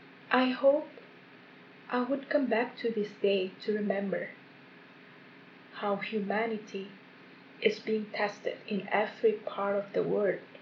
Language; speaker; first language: English; non-native, fluent; Indonesian